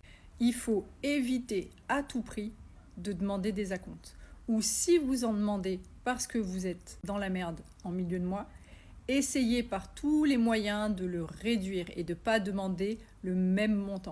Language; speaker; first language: French; native; French